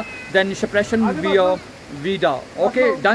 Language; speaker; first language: German; non-native, learner; Urdu